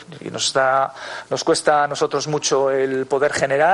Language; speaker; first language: Spanish; native; Spanish